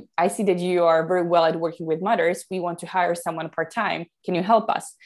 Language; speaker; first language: English; non-native, fluent; Slovak